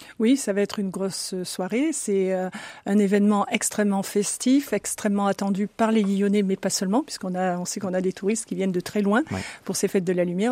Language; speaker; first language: French; native; French